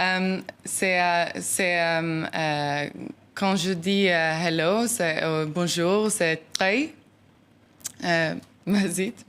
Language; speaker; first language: French; non-native, learner; Norwegian